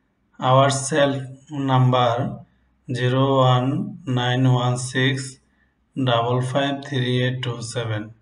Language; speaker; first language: English; non-native, local second language; Bangla